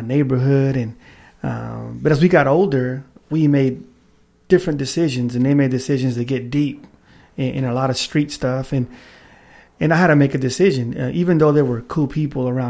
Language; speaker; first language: English; native; English